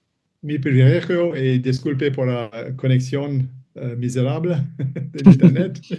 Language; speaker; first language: Spanish; non-native, fluent; German